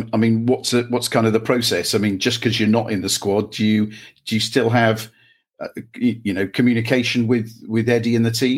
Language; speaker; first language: English; native; English